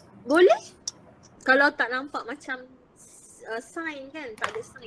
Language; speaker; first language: Malay; native; Malay